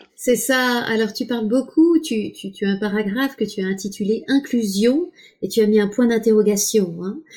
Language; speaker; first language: French; native; French